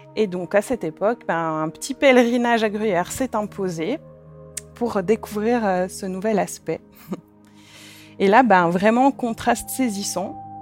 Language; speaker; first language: French; native; French